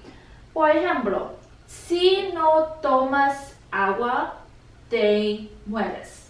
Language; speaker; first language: Spanish; non-native, learner; English